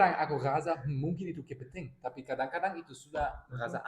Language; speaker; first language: Indonesian; non-native, learner; German